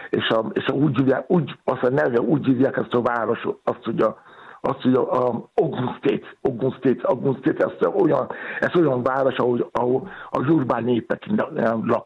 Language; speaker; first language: Hungarian; non-native, learner; Yoruba